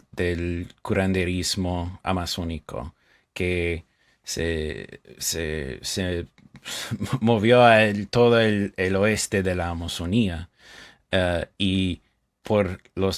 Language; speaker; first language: Spanish; non-native, fluent; English